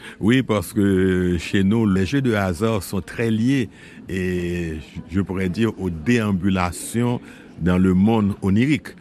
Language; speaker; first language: French; non-native, local second language; Haitian Creole